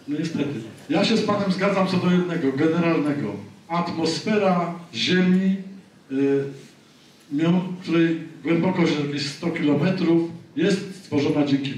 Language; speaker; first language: Polish; native; Polish